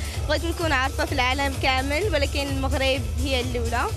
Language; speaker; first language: Arabic; early bilingual, heritage; Arabic